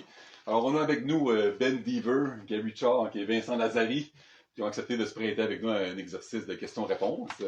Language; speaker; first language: French; native; French